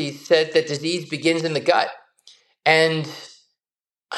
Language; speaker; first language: English; native; English